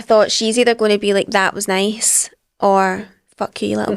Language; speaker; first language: English; native; English